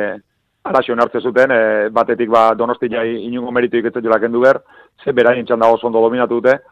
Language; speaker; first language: Basque; native; Basque